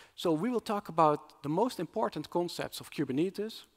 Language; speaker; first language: English; non-native, fluent; Dutch